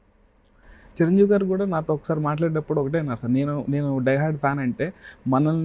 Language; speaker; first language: Telugu; native; Telugu